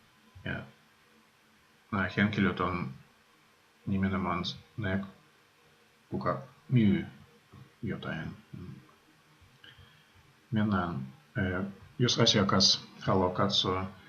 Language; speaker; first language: Finnish; non-native, fluent; Russian